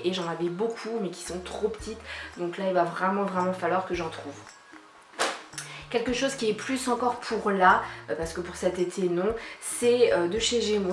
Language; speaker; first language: French; native; French